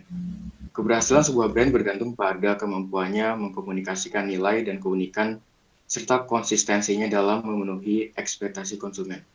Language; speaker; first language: Indonesian; native; Indonesian